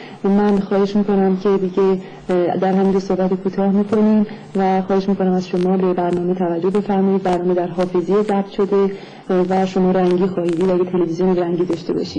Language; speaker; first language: Persian; native; Persian